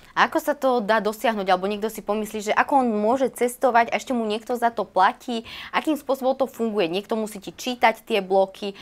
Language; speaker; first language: Slovak; native; Slovak